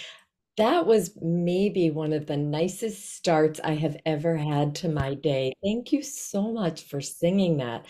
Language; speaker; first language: English; non-native, fluent; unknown